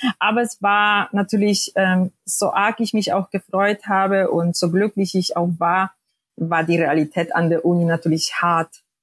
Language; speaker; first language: German; non-native, fluent; Polish